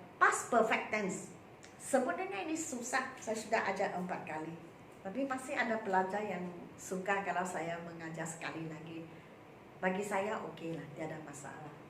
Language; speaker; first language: Malay; non-native, local second language; Chinese